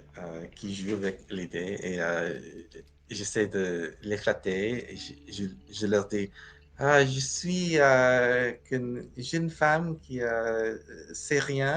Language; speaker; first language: French; non-native, learner; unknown